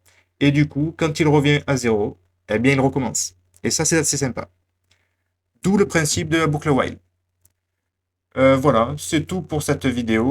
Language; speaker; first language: French; native; French